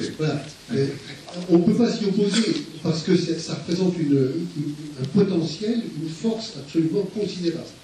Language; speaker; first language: French; native; French